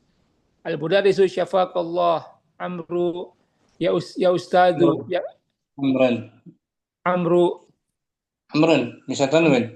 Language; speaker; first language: Arabic; non-native, learner; Indonesian